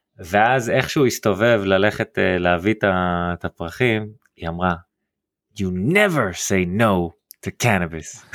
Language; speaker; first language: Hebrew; early bilingual, heritage; Hebrew